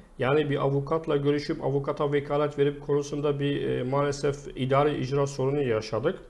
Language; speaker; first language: Turkish; non-native, fluent; Arabic